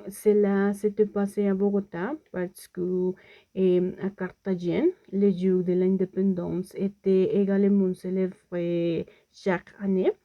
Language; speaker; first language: French; non-native, learner; Spanish